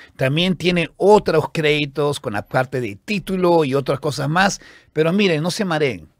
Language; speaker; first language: Spanish; native; Spanish